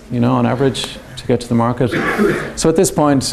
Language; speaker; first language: English; native; English